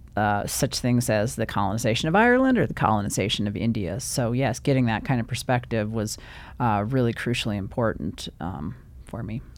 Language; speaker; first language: English; native; English